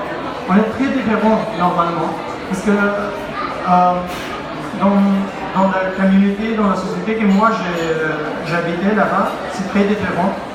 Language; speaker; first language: French; non-native, learner; Pashto